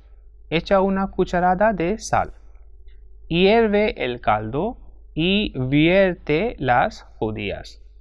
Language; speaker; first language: Spanish; non-native, fluent; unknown